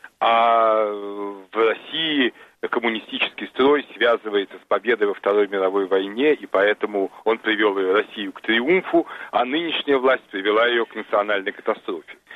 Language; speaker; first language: Russian; native; Russian